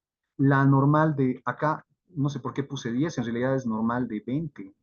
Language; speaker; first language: Spanish; native; Spanish